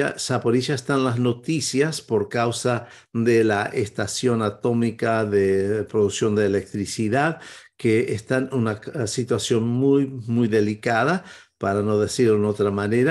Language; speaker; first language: Spanish; non-native, fluent; English